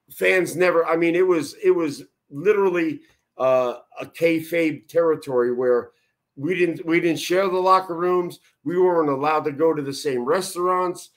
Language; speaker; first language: English; native; English